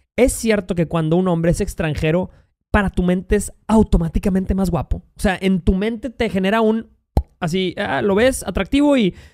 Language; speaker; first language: Spanish; native; Spanish